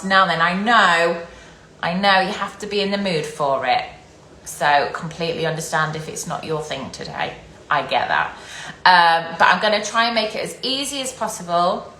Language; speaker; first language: English; native; English